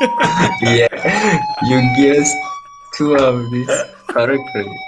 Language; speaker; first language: English; non-native, learner; Persian